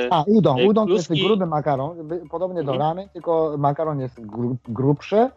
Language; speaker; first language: Polish; non-native, fluent; Japanese